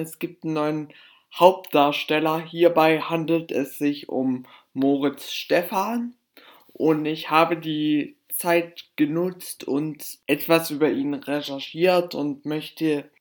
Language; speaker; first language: German; native; German